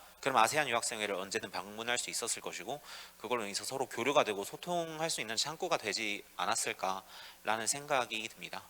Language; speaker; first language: Korean; native; Korean